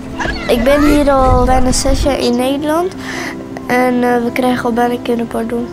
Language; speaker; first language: Dutch; early bilingual, other home language; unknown